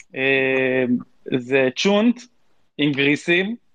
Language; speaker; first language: Hebrew; native; Hebrew